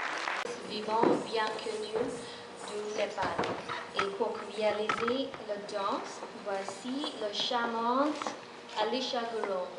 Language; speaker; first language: French; non-native, fluent; Nepali